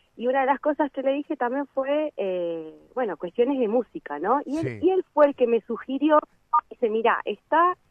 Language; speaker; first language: Spanish; native; Spanish